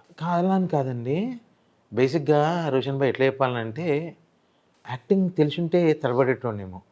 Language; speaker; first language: Telugu; native; Telugu